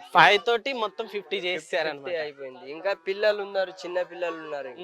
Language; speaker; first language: Telugu; non-native, local second language; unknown